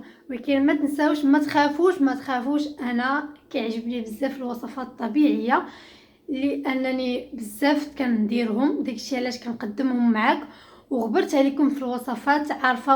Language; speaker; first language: Arabic; native; Arabic